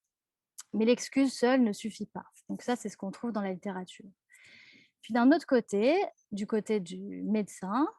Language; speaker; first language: French; native; French